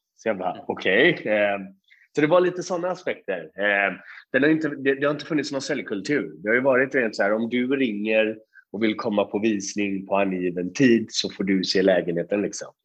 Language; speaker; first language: Swedish; early bilingual, other home language; Persian